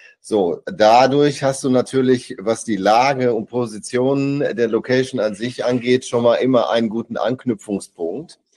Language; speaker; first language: German; native; German